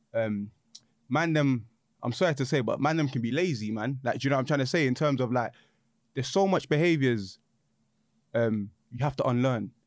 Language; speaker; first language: English; native; English